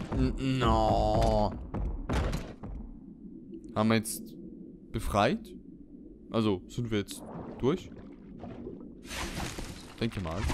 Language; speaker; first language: German; native; German